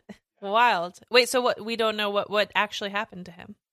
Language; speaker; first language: English; native; English